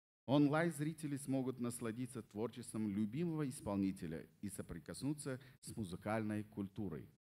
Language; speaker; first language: Russian; non-native, local second language; Persian